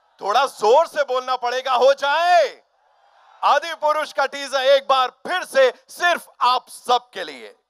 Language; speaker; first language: Hindi; native; Hindi